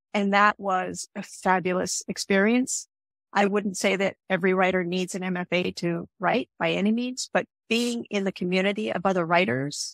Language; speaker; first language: English; native; English